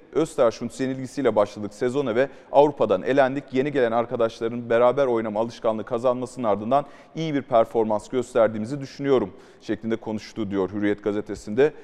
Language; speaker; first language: Turkish; native; Turkish